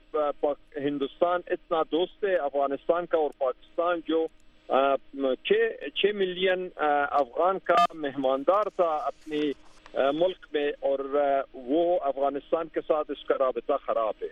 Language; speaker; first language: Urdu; non-native, fluent; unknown